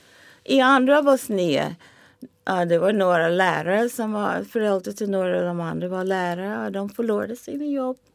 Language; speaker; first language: Swedish; non-native, fluent; English